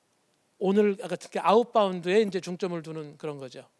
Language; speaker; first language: Korean; native; Korean